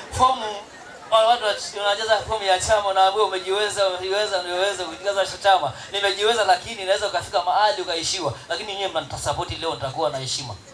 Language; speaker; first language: Swahili; non-native, local second language; Masai